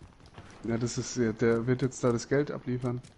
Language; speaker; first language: German; native; German